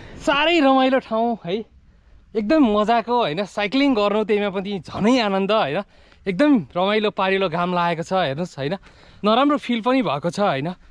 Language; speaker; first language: Nepali; native; Nepali